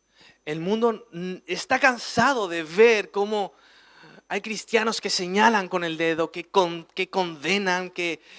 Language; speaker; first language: Spanish; native; Spanish